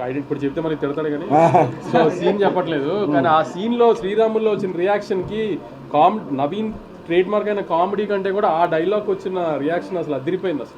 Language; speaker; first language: Telugu; native; Telugu